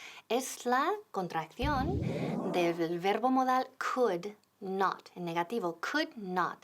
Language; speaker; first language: Spanish; non-native, fluent; English